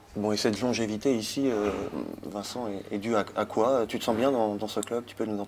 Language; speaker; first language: French; native; French